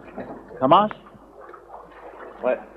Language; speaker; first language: French; non-native, local second language; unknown